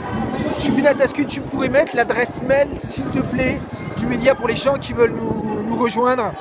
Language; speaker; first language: French; native; French